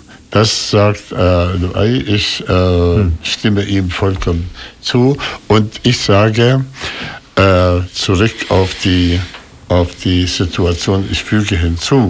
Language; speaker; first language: German; non-native, fluent; Arabic